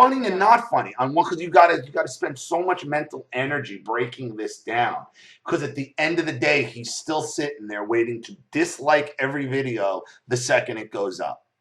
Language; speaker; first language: English; native; English